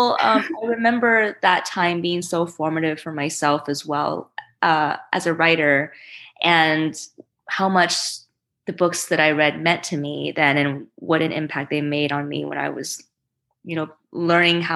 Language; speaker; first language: English; early bilingual, other home language; Chinese